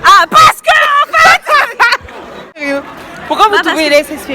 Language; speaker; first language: French; native; French